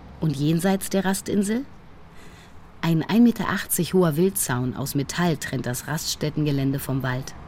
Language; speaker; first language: German; native; German